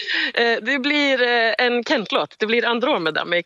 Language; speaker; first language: Swedish; native; Swedish